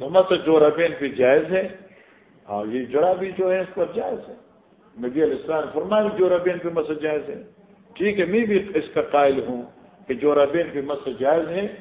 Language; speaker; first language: Urdu; non-native, local second language; Northern Hindko